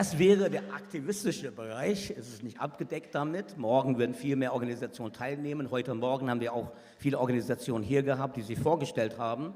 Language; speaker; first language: German; non-native, fluent; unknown